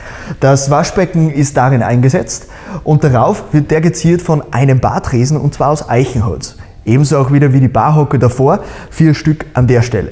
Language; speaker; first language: German; native; German